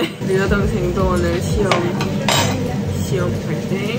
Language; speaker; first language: Korean; non-native, fluent; Estonian